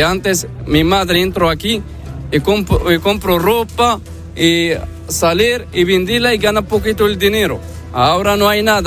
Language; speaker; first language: Spanish; non-native, learner; Arabic